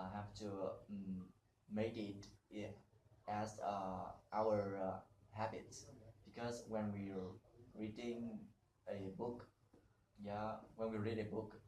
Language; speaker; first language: English; non-native, learner; Vietnamese